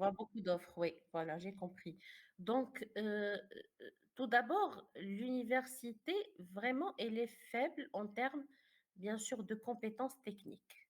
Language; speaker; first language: French; non-native, fluent; Arabic